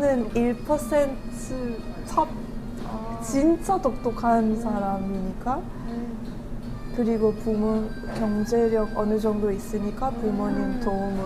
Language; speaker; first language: Korean; non-native, fluent; Hindi